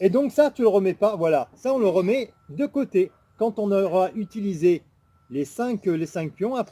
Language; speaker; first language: French; native; French